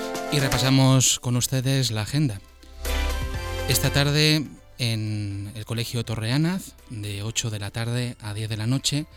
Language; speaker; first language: Spanish; native; Spanish